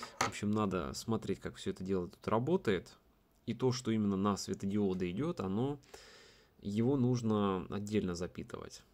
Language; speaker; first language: Russian; native; Russian